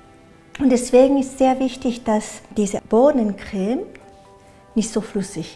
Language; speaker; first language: German; non-native, fluent; Japanese